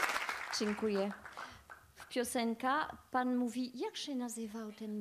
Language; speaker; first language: Polish; non-native, learner; French